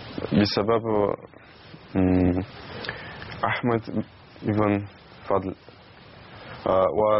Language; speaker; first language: Arabic; non-native, learner; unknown